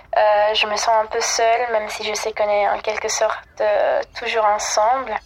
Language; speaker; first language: French; non-native, fluent; Italian